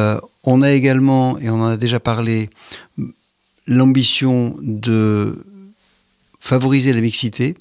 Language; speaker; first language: French; native; French